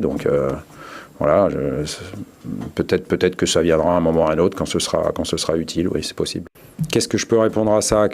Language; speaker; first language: French; native; French